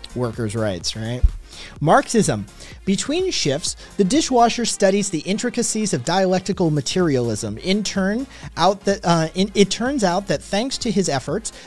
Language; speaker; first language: English; native; English